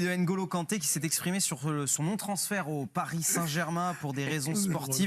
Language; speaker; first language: French; native; French